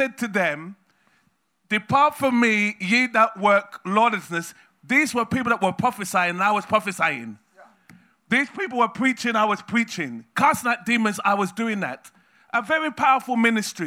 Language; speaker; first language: English; native; English